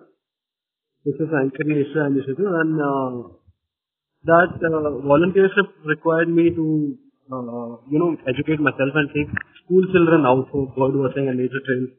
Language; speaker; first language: English; non-native, local second language; Marathi